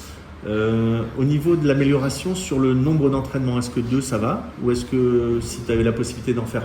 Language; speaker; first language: French; native; French